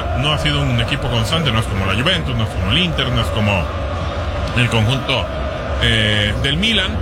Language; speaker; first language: Spanish; native; Spanish